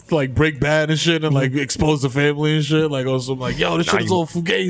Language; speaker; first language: English; early bilingual, other home language; Spanish